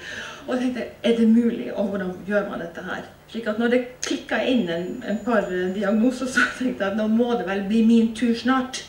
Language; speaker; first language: Norwegian; native; Norwegian